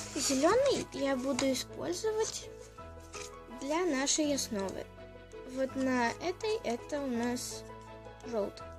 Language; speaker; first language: Russian; native; Russian